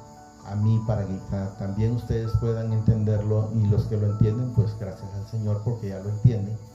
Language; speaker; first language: Spanish; native; Spanish